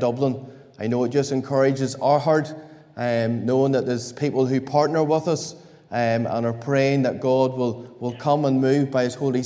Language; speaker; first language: English; native; English